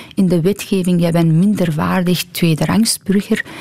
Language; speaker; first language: Dutch; non-native, fluent; Persian